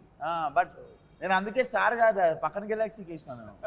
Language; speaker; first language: Telugu; native; Telugu